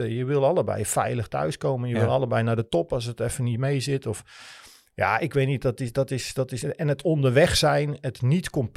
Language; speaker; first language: Dutch; native; Dutch